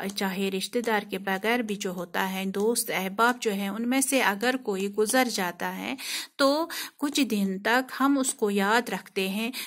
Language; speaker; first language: Urdu; non-native, local second language; Kashmiri